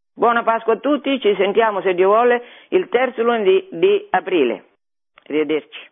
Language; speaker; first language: Italian; native; Italian